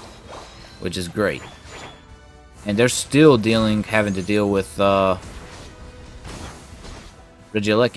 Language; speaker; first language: English; native; English